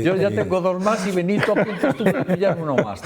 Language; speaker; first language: Spanish; native; Spanish